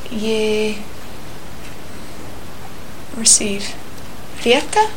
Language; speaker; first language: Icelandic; non-native, learner; English